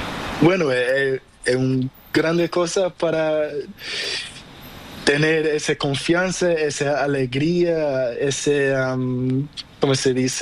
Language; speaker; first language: Spanish; non-native, learner; Portuguese